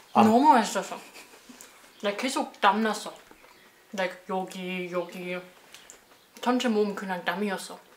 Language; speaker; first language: Korean; non-native, fluent; German